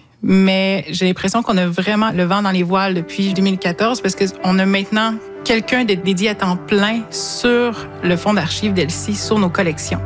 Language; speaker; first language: French; native; French